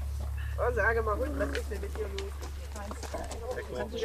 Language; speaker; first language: German; native; German